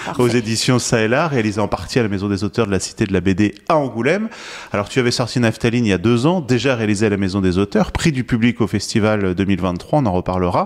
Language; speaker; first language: French; native; French